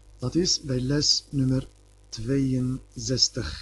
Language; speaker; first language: Dutch; early bilingual, other home language; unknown